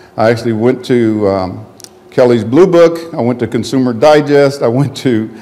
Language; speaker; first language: English; native; English